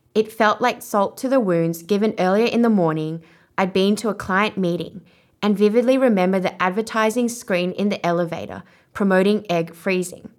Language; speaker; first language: English; non-native, local second language; Vietnamese